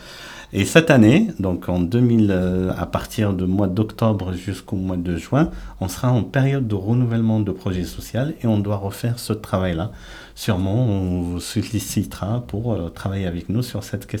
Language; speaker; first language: French; native; French